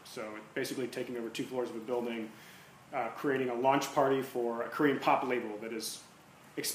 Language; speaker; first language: English; native; English